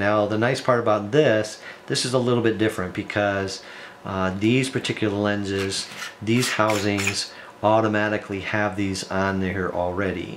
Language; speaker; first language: English; native; English